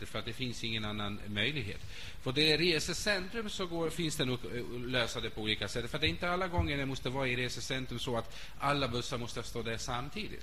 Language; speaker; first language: Swedish; non-native, fluent; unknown